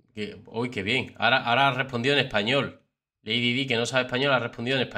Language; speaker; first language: Spanish; native; Spanish